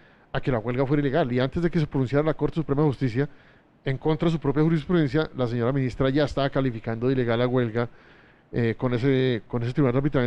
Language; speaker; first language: Spanish; native; Spanish